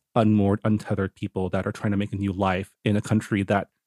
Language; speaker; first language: English; native; English